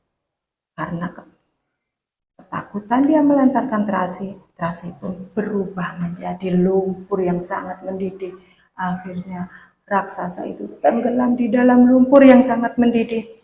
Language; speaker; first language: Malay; non-native, local second language; Javanese